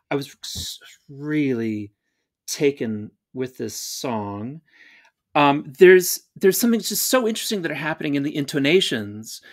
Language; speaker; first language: English; native; English